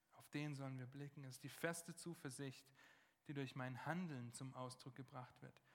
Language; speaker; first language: German; non-native, fluent; English